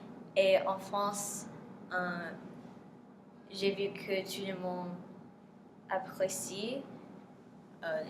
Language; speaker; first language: French; non-native, learner; English